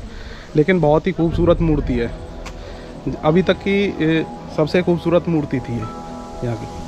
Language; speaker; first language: Hindi; native; Hindi